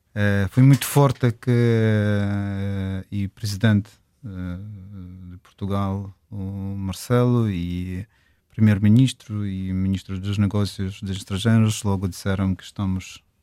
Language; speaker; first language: Portuguese; non-native, fluent; Ukrainian